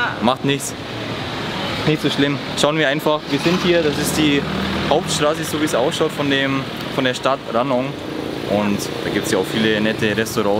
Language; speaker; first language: German; native; German